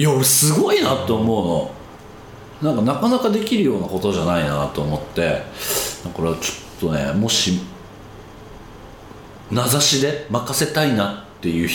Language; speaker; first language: Japanese; native; Japanese